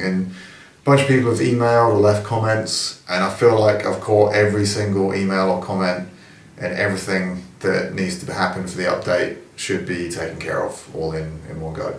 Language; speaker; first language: English; native; English